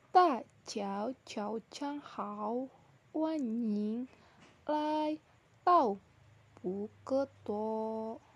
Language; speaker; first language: Chinese; non-native, learner; Indonesian